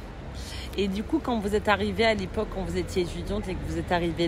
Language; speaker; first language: French; native; French